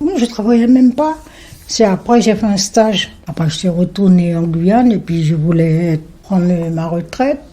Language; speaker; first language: French; non-native, local second language; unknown